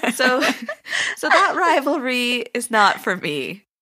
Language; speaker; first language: English; native; English